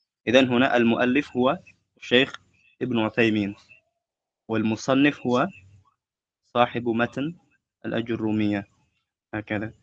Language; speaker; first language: Arabic; non-native, fluent; Indonesian